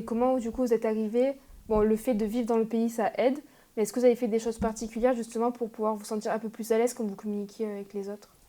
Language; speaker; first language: French; native; French